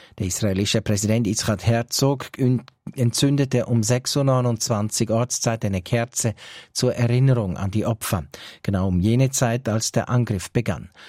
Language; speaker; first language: German; native; German